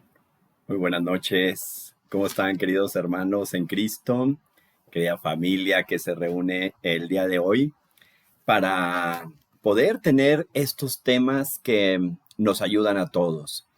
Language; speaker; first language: Spanish; native; Spanish